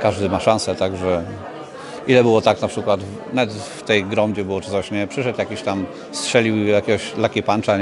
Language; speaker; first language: Polish; native; Polish